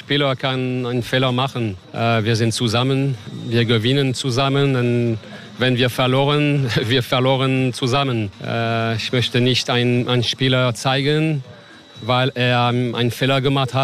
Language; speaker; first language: German; non-native, learner; French